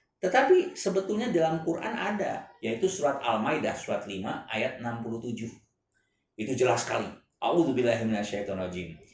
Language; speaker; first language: Indonesian; non-native, local second language; Chinese